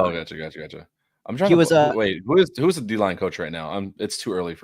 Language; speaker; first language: English; native; English